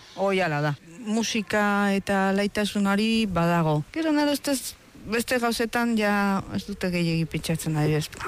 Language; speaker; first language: Basque; early bilingual, heritage; Spanish